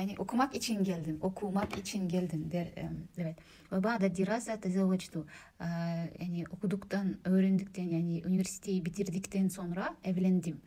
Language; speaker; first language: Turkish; non-native, learner; Kazakh